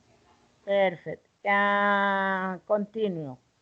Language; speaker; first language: English; non-native, learner; Spanish